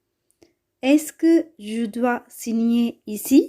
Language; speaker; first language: French; non-native, fluent; Tamil